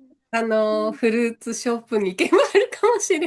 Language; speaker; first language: Japanese; native; Japanese